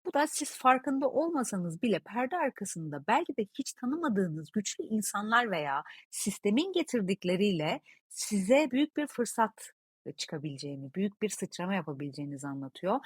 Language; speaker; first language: Turkish; native; Turkish